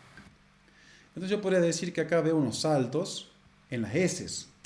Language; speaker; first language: Spanish; native; Spanish